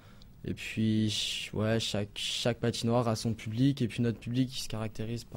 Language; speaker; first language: French; native; French